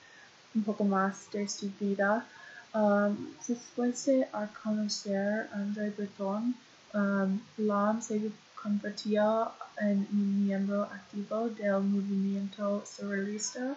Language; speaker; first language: Spanish; non-native, learner; English